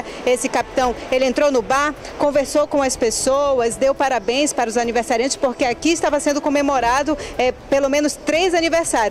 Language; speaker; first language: Portuguese; native; Portuguese